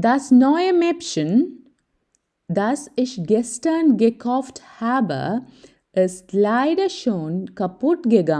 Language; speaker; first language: German; non-native, fluent; Malayalam